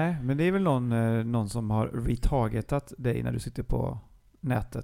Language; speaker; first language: Swedish; native; Swedish